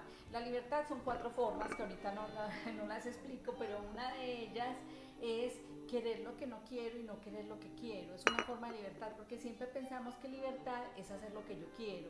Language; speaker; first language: Spanish; native; Spanish